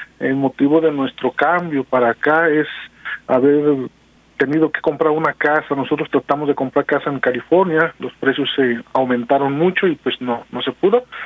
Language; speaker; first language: Spanish; native; Spanish